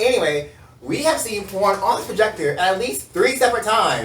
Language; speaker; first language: English; native; English